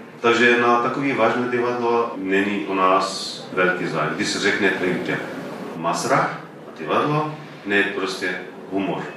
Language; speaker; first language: Czech; non-native, fluent; Arabic